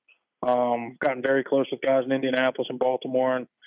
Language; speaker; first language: English; native; English